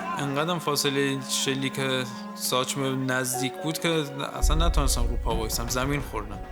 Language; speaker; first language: Persian; non-native, local second language; Southern Kurdish